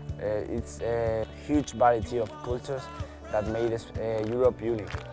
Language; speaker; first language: English; non-native, learner; Spanish